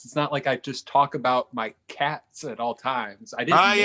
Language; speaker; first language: English; native; English